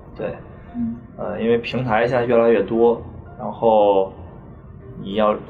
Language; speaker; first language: Chinese; native; Chinese